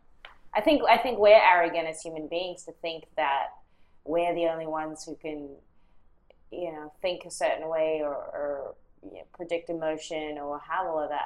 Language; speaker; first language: English; native; English